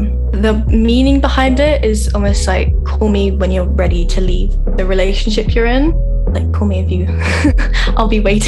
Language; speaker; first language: English; native; English